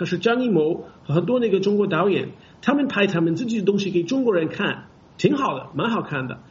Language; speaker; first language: Chinese; non-native, fluent; English